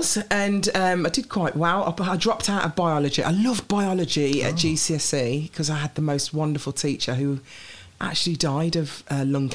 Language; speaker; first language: English; native; English